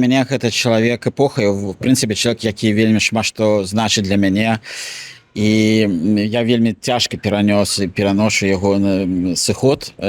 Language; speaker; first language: Belarusian; non-native, local second language; Russian